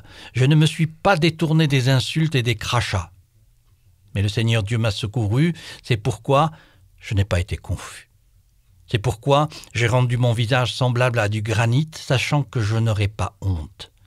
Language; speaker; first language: French; native; French